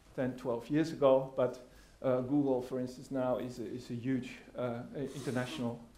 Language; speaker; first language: English; non-native, fluent; Dutch